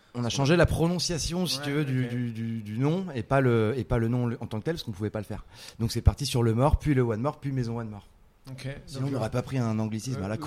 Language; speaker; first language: French; native; French